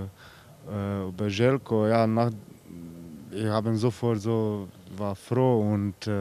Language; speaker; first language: German; non-native, fluent; Slovenian